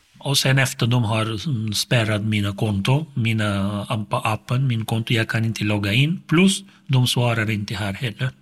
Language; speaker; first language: Swedish; non-native, fluent; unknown